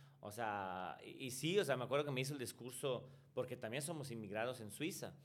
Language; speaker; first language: Spanish; non-native, fluent; Italian